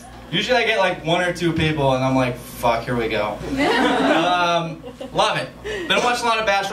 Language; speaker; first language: English; native; English